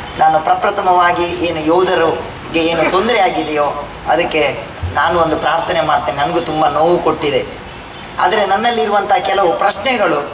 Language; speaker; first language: Kannada; non-native, local second language; Tulu